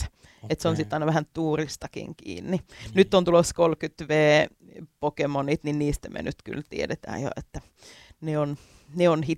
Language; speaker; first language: Finnish; native; Finnish